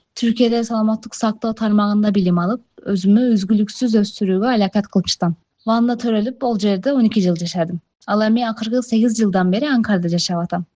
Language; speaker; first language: Kyrgyz; early bilingual, heritage; Kyrgyz